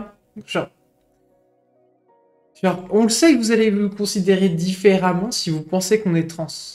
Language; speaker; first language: French; native; French